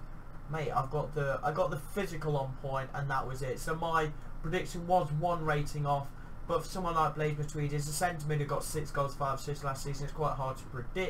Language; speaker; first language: English; native; English